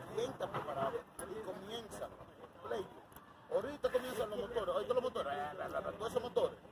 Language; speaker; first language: Spanish; early bilingual, heritage; Spanish